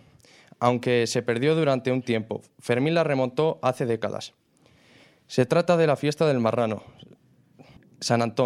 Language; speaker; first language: Spanish; native; Spanish